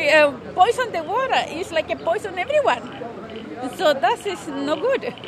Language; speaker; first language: English; non-native, learner; Spanish